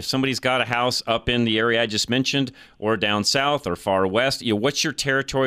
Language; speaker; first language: English; native; English